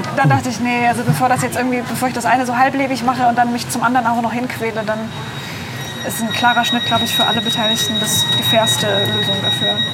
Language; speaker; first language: German; native; German